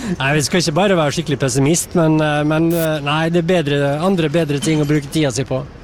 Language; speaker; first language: Norwegian; native; Norwegian